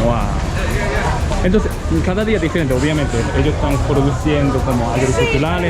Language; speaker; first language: Spanish; non-native, learner; Japanese